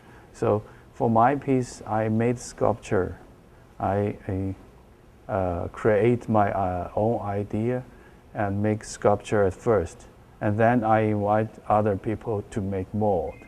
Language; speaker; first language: English; non-native, learner; Chinese